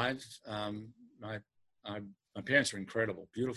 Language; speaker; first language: English; native; English